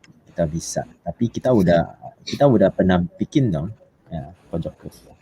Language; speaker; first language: Indonesian; non-native, fluent; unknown